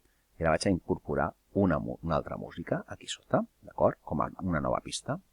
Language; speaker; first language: Catalan; native; Catalan